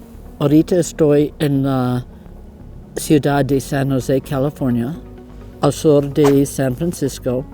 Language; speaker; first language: Spanish; non-native, learner; English